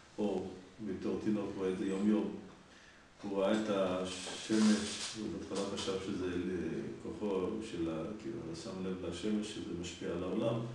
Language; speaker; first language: Hebrew; native; Hebrew